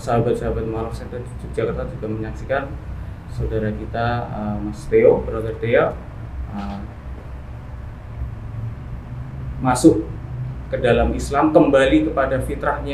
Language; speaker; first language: Indonesian; native; Indonesian